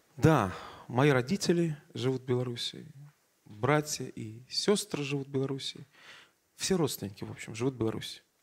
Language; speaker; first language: Russian; native; Russian